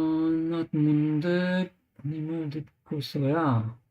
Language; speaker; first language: Korean; non-native, learner; English